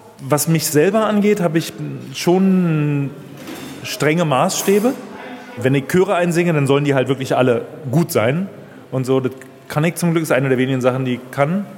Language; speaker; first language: German; native; German